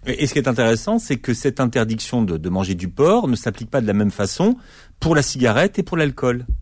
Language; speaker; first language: French; native; French